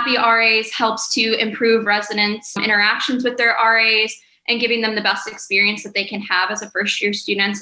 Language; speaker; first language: English; native; English